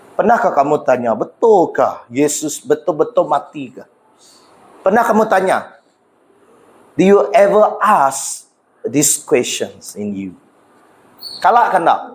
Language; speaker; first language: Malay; non-native, local second language; Iban